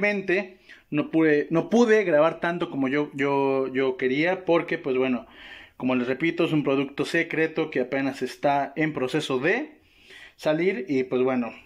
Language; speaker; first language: Spanish; native; Spanish